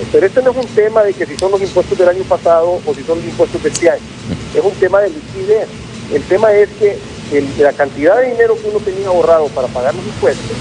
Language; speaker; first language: Spanish; native; Spanish